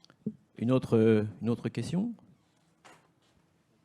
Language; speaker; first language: French; native; French